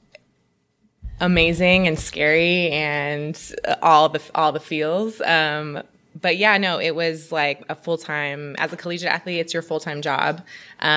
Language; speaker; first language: English; native; English